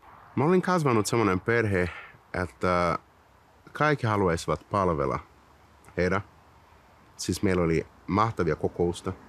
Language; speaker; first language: Finnish; non-native, fluent; Portuguese